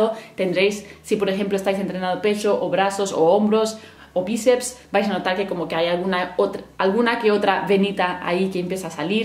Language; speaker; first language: Spanish; native; Spanish